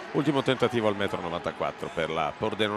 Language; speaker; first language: Italian; native; Italian